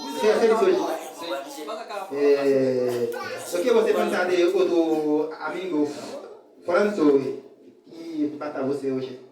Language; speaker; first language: Portuguese; non-native, learner; Haitian Creole